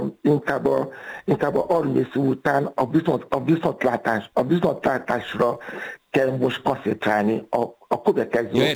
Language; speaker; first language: Hungarian; non-native, learner; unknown